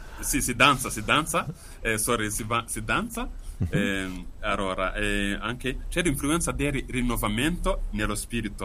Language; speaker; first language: Italian; non-native, fluent; Kinyarwanda